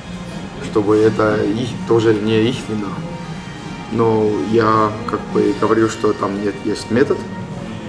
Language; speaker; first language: Russian; non-native, learner; Estonian